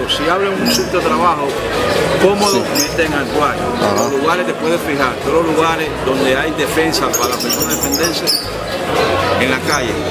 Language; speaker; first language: Spanish; native; Spanish